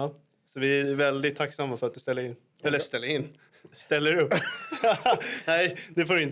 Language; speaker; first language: Swedish; native; Swedish